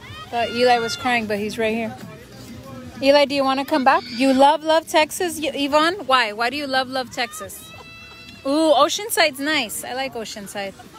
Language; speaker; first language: English; early bilingual, other home language; Spanish